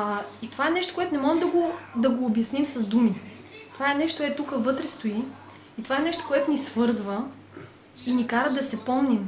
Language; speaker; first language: Bulgarian; native; Bulgarian